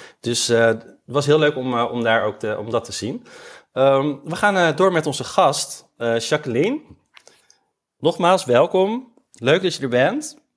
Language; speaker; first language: Dutch; native; Dutch